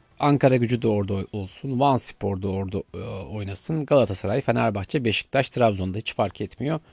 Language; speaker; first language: Turkish; native; Turkish